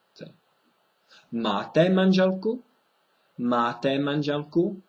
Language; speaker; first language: Czech; non-native, fluent; English